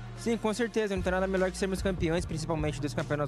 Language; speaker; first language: Portuguese; native; Portuguese